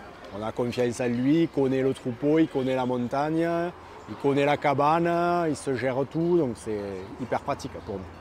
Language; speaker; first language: French; native; French